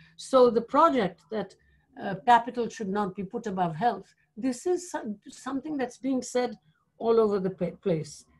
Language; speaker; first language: English; non-native, local second language; Bangla